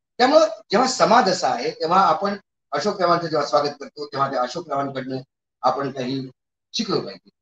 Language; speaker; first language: Marathi; native; Marathi